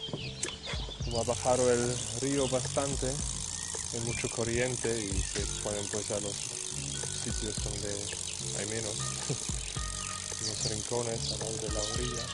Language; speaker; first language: Spanish; non-native, fluent; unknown